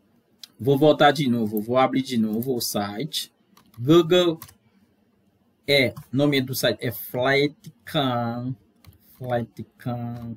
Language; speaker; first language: Portuguese; non-native, fluent; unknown